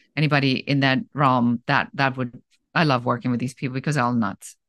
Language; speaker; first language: English; non-native, fluent; German